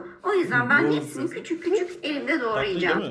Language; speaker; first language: Turkish; native; Turkish